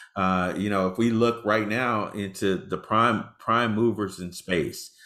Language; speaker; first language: English; native; English